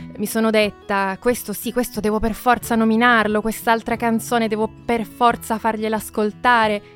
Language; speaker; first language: Italian; native; Italian